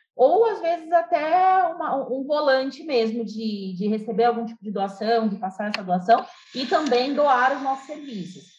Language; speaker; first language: Portuguese; native; Portuguese